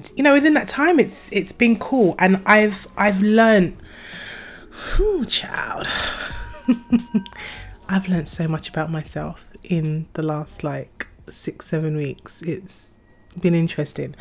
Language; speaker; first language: English; native; English